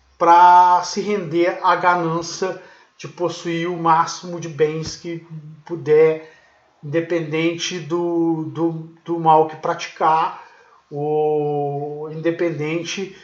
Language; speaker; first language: Portuguese; native; Portuguese